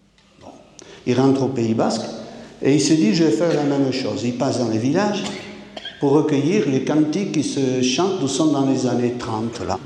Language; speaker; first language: French; native; French